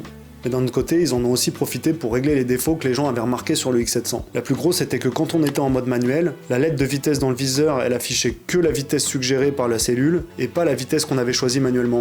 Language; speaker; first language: French; native; French